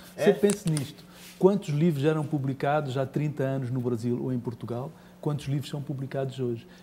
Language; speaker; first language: Portuguese; native; Portuguese